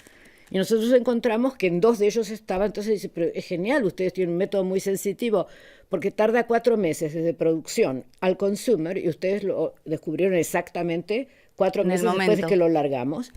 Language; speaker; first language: Spanish; native; Spanish